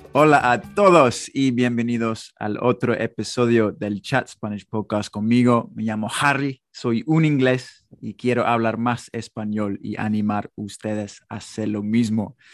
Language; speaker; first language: Spanish; non-native, fluent; English